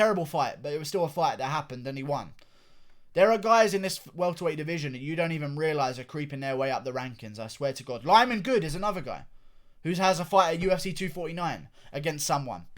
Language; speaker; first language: English; native; English